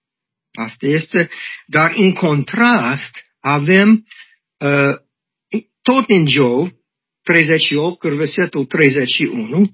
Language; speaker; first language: Romanian; non-native, learner; English